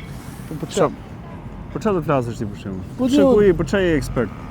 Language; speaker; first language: Albanian; native; Albanian